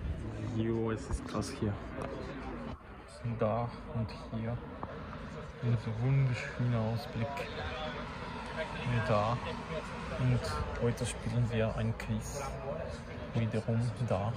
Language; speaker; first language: German; non-native, learner; Czech